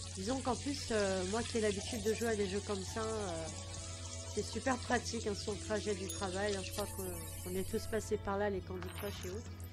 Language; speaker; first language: French; native; French